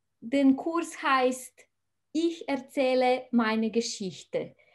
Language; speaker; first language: German; non-native, fluent; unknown